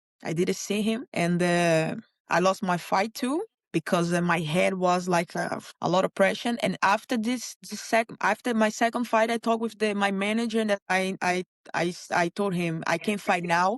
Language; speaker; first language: English; non-native, learner; Portuguese